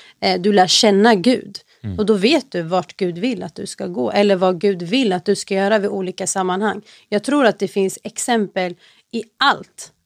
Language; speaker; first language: Swedish; early bilingual, other home language; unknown